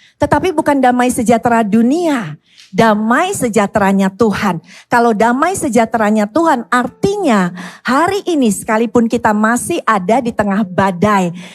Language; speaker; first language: Indonesian; native; Indonesian